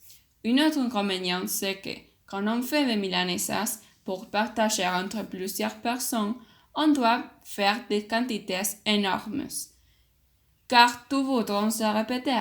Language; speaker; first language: French; non-native, learner; Spanish